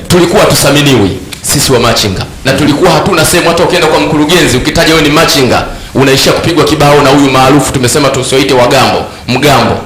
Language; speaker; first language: Swahili; native; Swahili